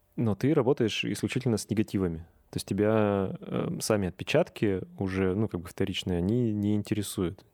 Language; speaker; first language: Russian; native; Russian